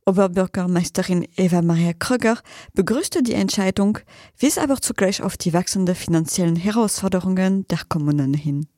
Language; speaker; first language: German; native; German